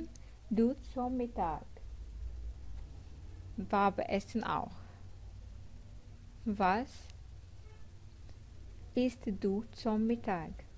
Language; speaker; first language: German; non-native, fluent; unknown